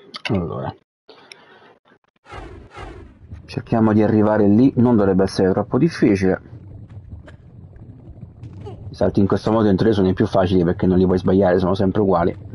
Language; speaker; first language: Italian; native; Italian